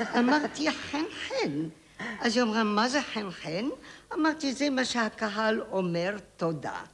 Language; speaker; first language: Hebrew; native; Hebrew